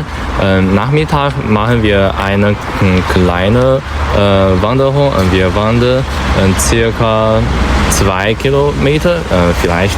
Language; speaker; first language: German; non-native, learner; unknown